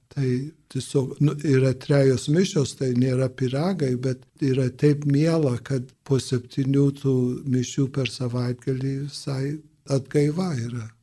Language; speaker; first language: Lithuanian; early bilingual, heritage; Lithuanian